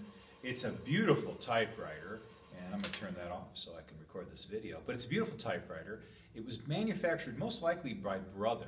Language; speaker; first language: English; native; English